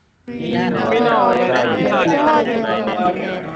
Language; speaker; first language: Finnish; non-native, learner; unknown